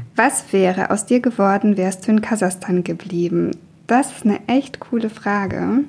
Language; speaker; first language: German; early bilingual, other home language; Russian